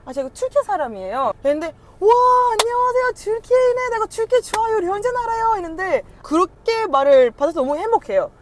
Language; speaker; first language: Korean; non-native, fluent; Turkish